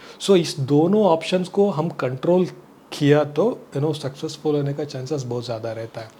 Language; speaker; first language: Hindi; non-native, local second language; Kannada